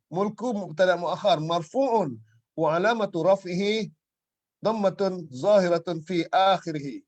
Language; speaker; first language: Arabic; non-native, fluent; Malay